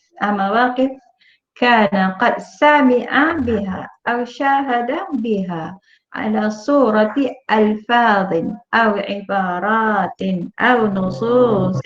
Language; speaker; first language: Arabic; non-native, fluent; Malay